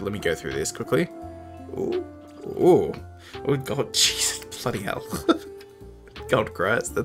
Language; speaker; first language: English; native; English